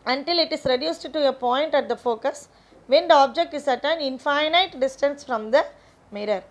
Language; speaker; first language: English; non-native, local second language; Tamil